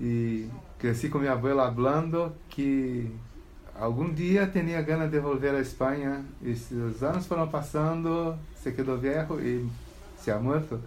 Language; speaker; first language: Spanish; non-native, learner; Portuguese